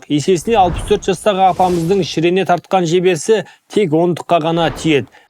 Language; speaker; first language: Kazakh; native; Kazakh